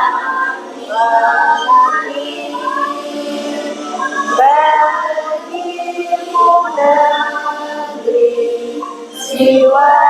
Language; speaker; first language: Indonesian; native; Indonesian